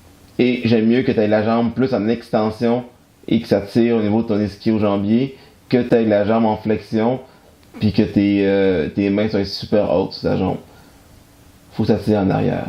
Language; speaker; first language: French; native; French